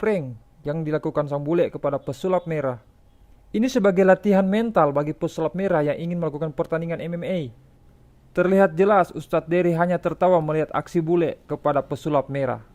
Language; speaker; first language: Indonesian; native; Indonesian